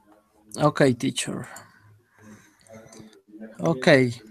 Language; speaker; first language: English; non-native, learner; Spanish